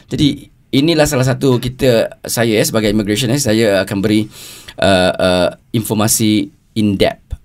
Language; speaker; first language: Malay; native; Malay